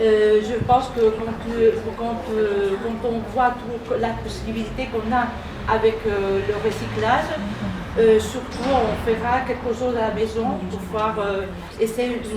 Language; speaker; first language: French; non-native, learner; Spanish